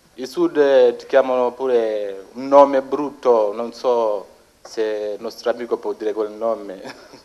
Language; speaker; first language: Italian; non-native, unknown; Luo (Kenya and Tanzania)